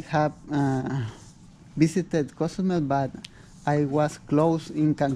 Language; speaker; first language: English; non-native, learner; Spanish